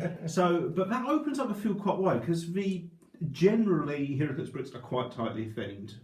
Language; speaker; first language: English; native; English